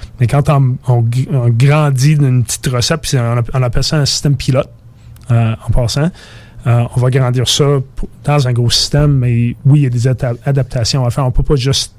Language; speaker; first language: French; non-native, fluent; English